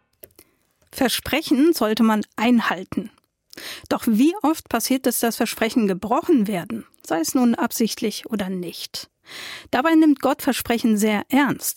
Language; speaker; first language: German; native; German